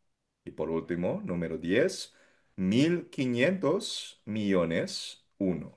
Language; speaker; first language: Spanish; non-native, fluent; Filipino